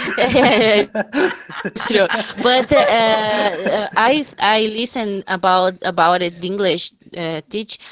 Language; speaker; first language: English; non-native, fluent; Portuguese